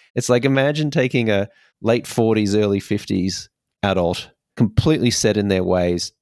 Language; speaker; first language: English; native; English